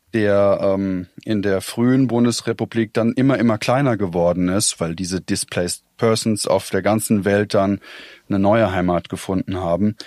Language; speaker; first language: German; native; German